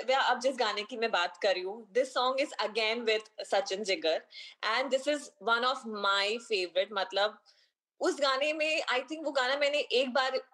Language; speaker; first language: Hindi; native; Hindi